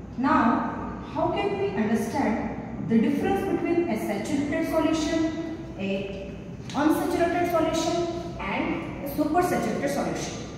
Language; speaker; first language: English; non-native, local second language; Odia